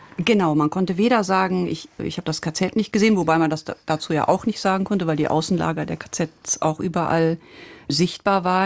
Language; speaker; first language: German; native; German